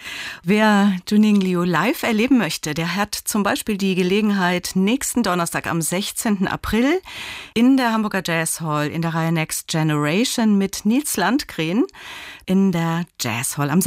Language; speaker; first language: German; native; German